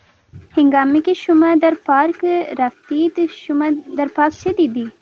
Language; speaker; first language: Persian; non-native, learner; Urdu